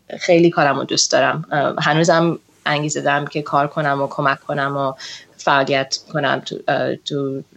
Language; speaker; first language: Persian; early bilingual, heritage; Persian